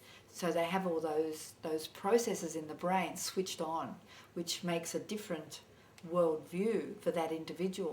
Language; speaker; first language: English; native; English